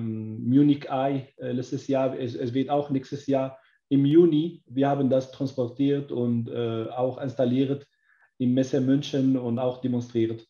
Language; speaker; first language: German; non-native, learner; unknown